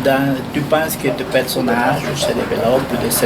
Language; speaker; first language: French; non-native, fluent; Spanish